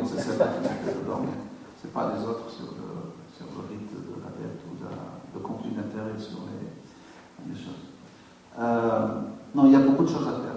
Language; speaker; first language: French; non-native, local second language; Arabic